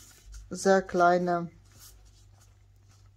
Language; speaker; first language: German; non-native, fluent; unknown